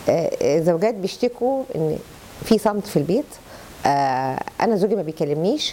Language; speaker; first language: Arabic; native; Arabic